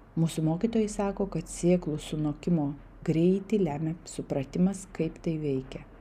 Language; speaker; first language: Lithuanian; non-native, local second language; Russian